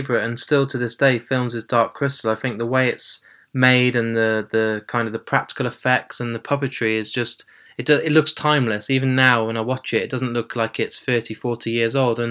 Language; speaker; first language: English; native; English